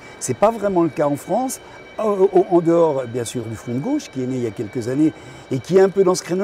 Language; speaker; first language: French; native; French